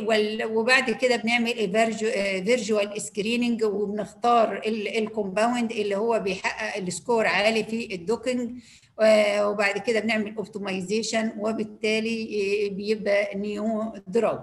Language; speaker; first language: Arabic; native; Arabic